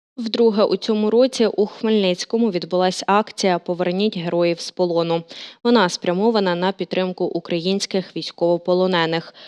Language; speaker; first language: Ukrainian; native; Ukrainian